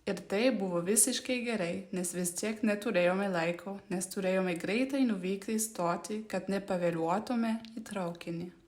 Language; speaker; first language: Lithuanian; non-native, learner; German